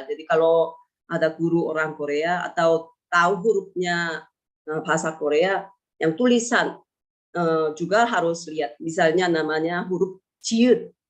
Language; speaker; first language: Indonesian; non-native, fluent; Korean